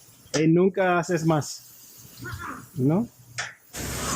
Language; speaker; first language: Spanish; non-native, learner; English